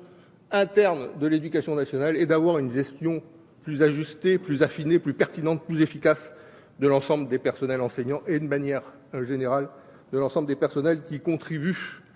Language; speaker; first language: French; native; French